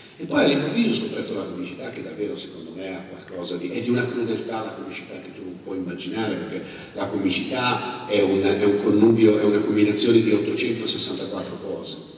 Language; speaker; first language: Italian; native; Italian